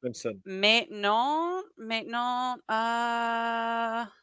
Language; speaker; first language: French; non-native, learner; English